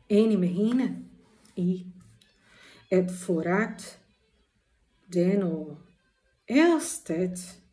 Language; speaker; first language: Danish; non-native, learner; Portuguese